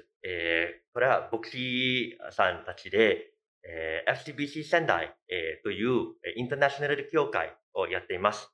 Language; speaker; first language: Japanese; non-native, fluent; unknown